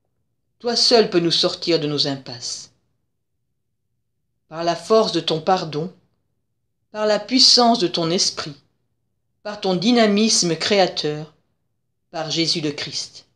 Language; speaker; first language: French; native; French